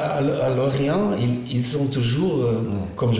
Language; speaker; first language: French; non-native, fluent; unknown